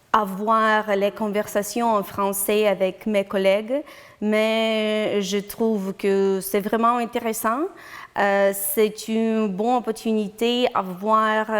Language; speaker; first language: French; non-native, learner; Ukrainian